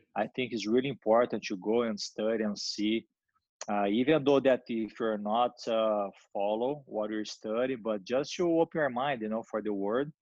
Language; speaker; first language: English; non-native, learner; Portuguese